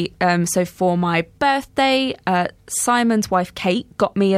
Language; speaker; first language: English; native; English